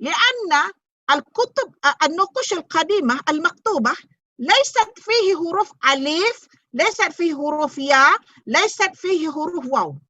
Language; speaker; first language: Arabic; non-native, fluent; Malay